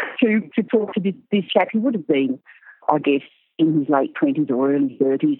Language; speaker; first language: English; native; English